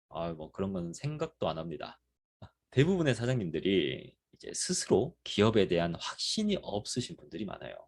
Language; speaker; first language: Korean; native; Korean